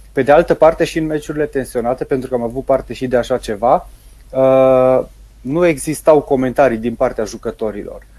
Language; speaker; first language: Romanian; native; Romanian